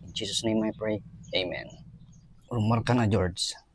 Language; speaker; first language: Filipino; non-native, local second language; Iloko